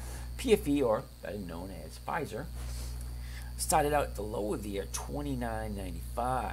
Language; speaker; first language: English; native; English